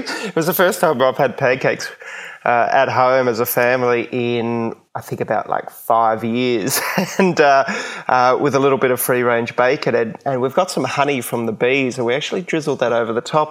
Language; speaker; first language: English; native; English